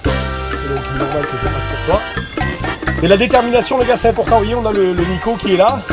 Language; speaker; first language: French; native; French